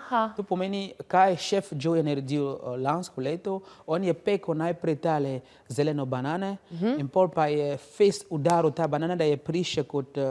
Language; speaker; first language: Slovenian; non-native, learner; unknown